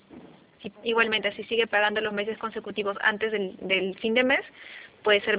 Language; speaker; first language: Spanish; native; Spanish